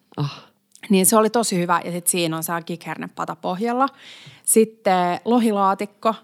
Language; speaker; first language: Finnish; non-native, local second language; Swedish